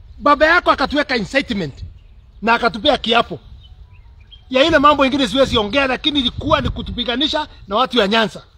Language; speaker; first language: Swahili; native; Swahili